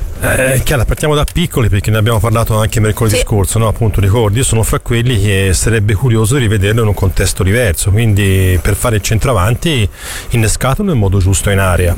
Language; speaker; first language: Italian; native; Italian